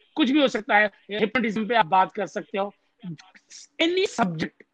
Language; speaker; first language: Hindi; native; Hindi